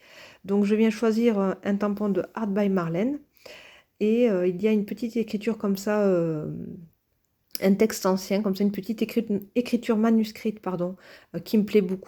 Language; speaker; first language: French; native; French